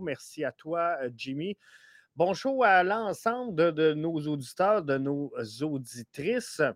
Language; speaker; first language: French; native; French